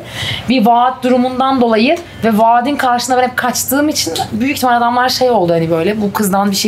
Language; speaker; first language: Turkish; native; Turkish